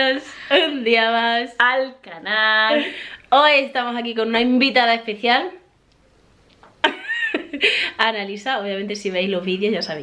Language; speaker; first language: Spanish; native; Spanish